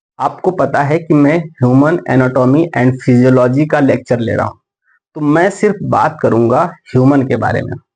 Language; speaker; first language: Hindi; native; Hindi